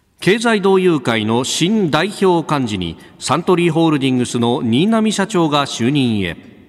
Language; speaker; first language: Japanese; native; Japanese